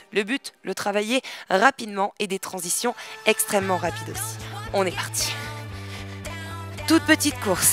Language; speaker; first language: French; native; French